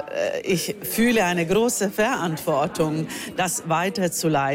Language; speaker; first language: German; non-native, fluent; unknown